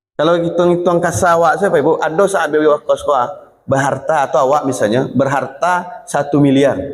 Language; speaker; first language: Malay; non-native, local second language; Minangkabau